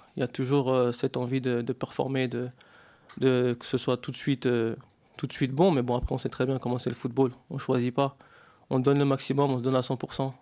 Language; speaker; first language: French; native; French